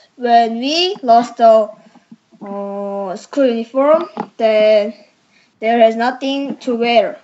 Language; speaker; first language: English; non-native, learner; Korean